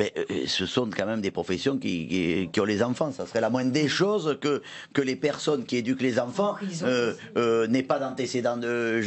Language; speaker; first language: French; native; French